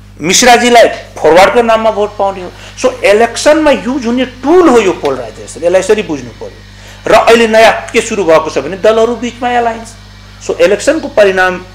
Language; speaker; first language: Nepali; non-native, local second language; Maithili